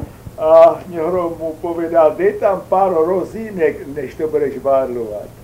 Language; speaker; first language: Czech; early bilingual, heritage; Czech